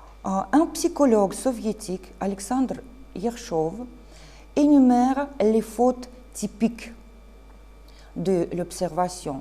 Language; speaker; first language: French; non-native, fluent; Russian